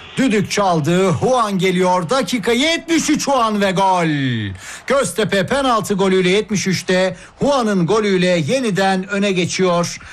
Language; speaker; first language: Turkish; native; Turkish